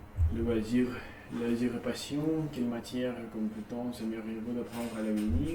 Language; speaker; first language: French; non-native, learner; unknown